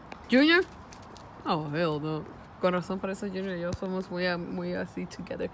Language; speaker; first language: Spanish; early bilingual, heritage; Spanish